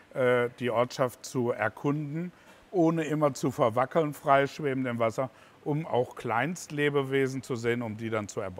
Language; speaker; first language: German; native; German